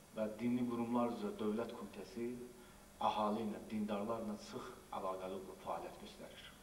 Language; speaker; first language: Azerbaijani; native; Azerbaijani